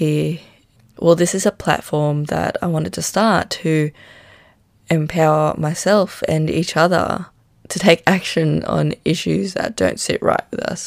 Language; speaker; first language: English; non-native, local second language; Filipino